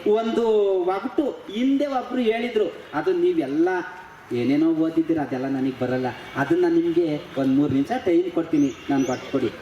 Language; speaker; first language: Kannada; native; Kannada